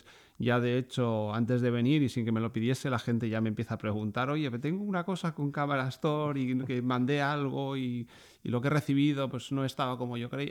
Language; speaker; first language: Spanish; native; Spanish